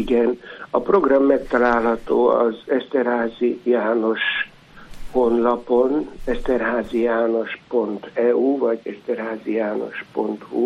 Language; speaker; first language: Hungarian; native; Hungarian